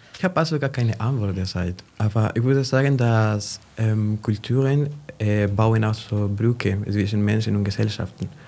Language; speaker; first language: German; non-native, fluent; Spanish